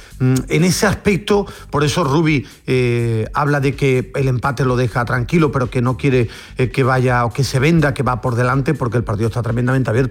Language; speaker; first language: Spanish; native; Spanish